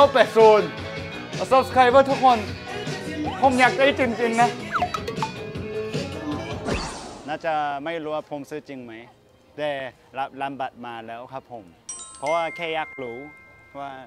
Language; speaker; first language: Thai; non-native, fluent; Korean